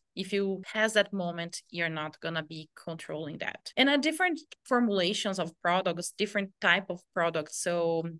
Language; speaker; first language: English; non-native, fluent; Portuguese